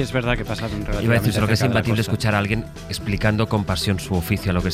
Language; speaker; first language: Spanish; native; Spanish